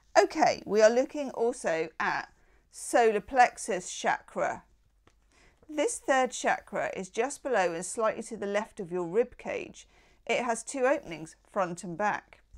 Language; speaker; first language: English; native; English